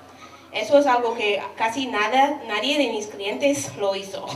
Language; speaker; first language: Spanish; non-native, fluent; English